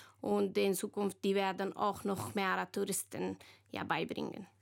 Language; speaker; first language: German; non-native, learner; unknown